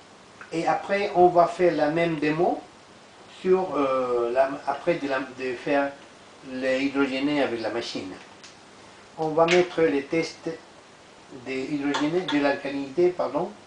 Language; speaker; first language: French; non-native, learner; Italian